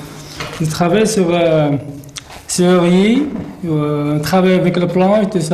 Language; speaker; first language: French; non-native, learner; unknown